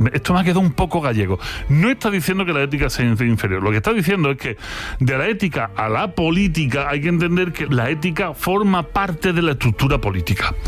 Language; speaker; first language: Spanish; native; Spanish